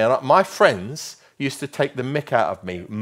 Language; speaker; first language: English; native; English